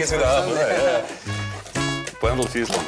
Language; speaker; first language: German; native; German